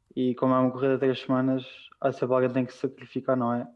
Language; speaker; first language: Portuguese; native; Portuguese